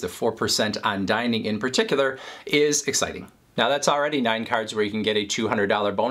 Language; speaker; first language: English; native; English